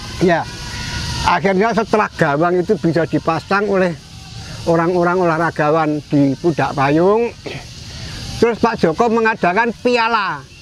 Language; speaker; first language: Indonesian; non-native, local second language; Javanese